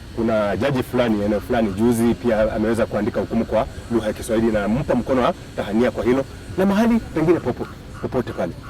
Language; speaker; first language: Swahili; non-native, local second language; Luyia